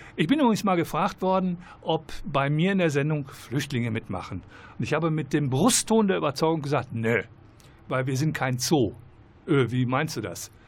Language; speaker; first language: German; native; German